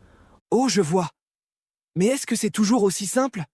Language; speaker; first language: French; non-native, learner; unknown